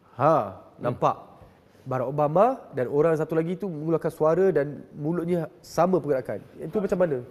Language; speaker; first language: Malay; native; Malay